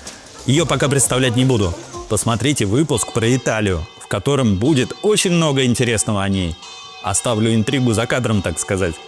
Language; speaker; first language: Russian; native; Russian